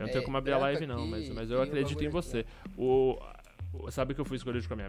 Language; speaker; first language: Portuguese; native; Portuguese